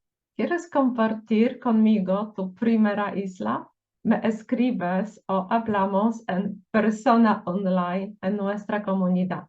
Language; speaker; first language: Spanish; non-native, fluent; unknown